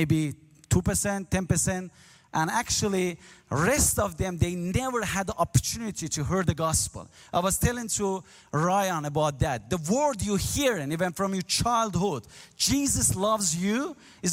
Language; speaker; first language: English; non-native, learner; Azerbaijani